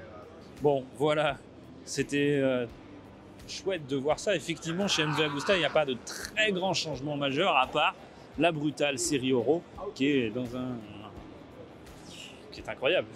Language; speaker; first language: French; native; French